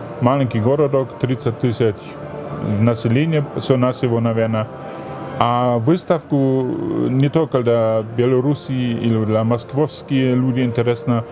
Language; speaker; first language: Russian; non-native, fluent; German